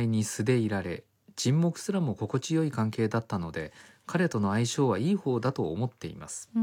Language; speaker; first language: Japanese; native; Japanese